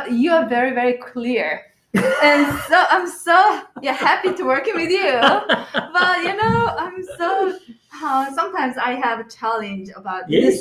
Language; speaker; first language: English; non-native, learner; Korean